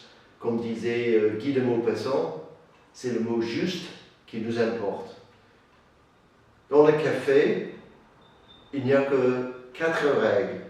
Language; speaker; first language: French; non-native, learner; English